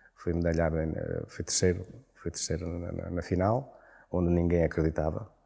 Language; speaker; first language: Portuguese; native; Portuguese